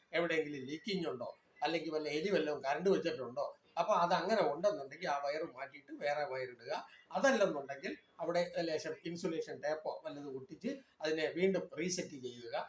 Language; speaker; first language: Malayalam; non-native, local second language; Tamil